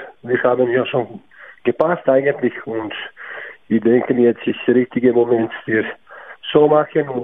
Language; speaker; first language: German; non-native, learner; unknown